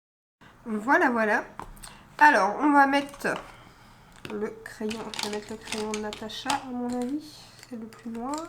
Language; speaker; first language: French; native; French